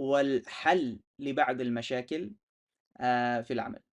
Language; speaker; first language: Arabic; non-native, fluent; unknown